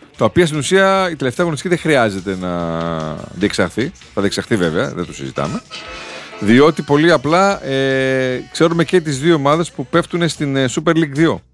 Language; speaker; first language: Greek; native; Greek